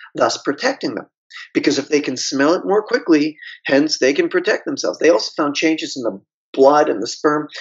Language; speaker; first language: English; native; English